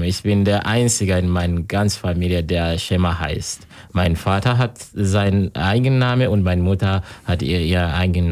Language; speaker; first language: German; non-native, learner; Kinyarwanda